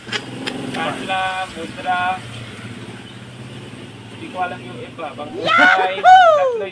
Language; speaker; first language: Filipino; non-native, learner; Punjabi